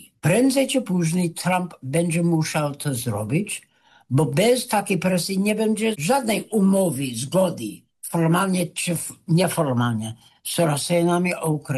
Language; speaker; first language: Polish; non-native, fluent; English